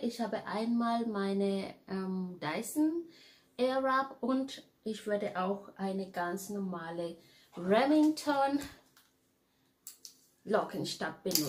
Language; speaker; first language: German; non-native, fluent; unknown